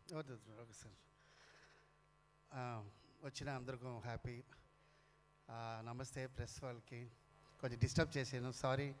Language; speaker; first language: Telugu; non-native, learner; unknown